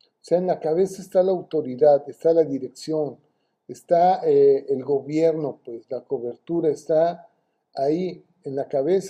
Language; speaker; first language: Spanish; native; Spanish